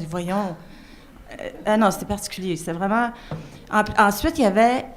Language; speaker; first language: French; native; French